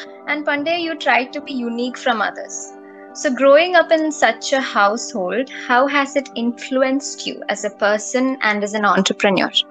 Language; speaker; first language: English; non-native, local second language; Malayalam